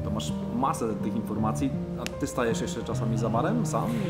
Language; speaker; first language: Polish; native; Polish